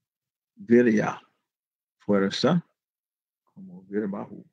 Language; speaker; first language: Spanish; non-native, fluent; English